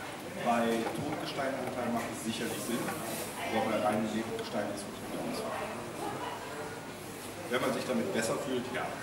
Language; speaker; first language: German; native; German